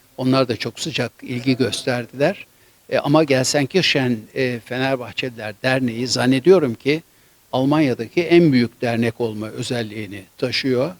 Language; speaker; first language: Turkish; native; Turkish